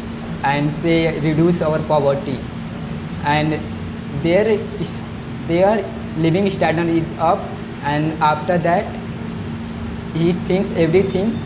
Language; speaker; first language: English; non-native, learner; Hindi